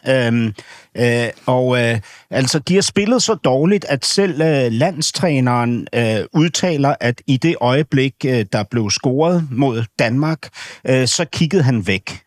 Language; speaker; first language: Danish; native; Danish